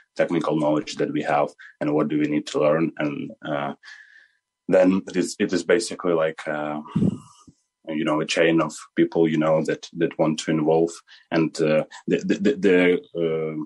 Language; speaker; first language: English; non-native, fluent; Ukrainian